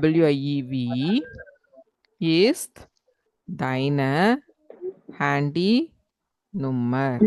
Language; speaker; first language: German; non-native, learner; Tamil